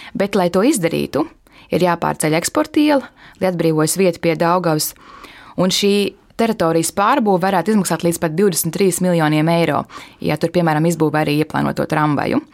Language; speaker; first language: Latvian; native; Latvian